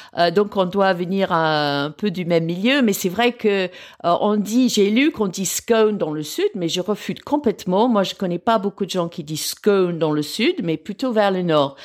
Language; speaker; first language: French; non-native, fluent; English